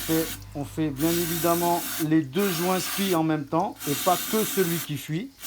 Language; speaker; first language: French; native; French